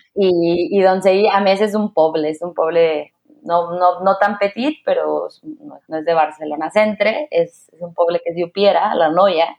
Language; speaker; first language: Catalan; non-native, fluent; Spanish